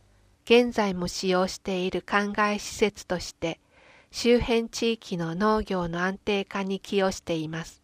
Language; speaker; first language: Japanese; native; Japanese